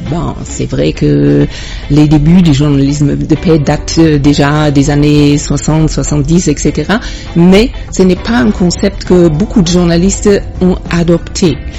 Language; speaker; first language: French; non-native, fluent; German